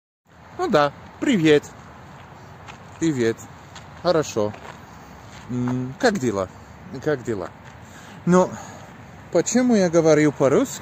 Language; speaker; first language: Russian; non-native, learner; Polish